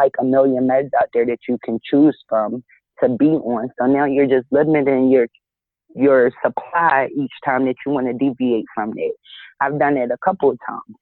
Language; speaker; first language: English; native; English